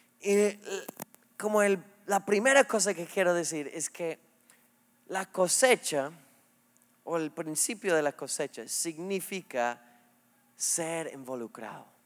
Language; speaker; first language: Spanish; non-native, fluent; English